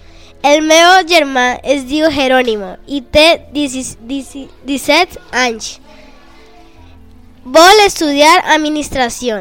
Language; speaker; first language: Catalan; non-native, learner; Spanish